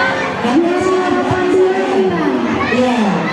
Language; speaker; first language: Indonesian; native; Indonesian